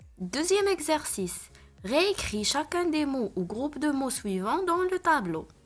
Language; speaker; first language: French; non-native, local second language; Arabic